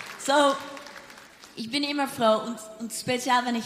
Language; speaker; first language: German; non-native, fluent; Dutch